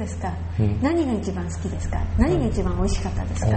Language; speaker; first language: Japanese; native; Japanese